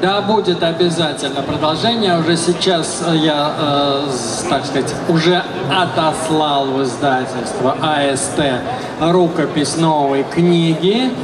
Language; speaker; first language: Russian; native; Russian